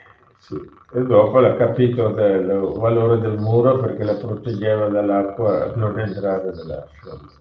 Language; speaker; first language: Italian; non-native, learner; Hindi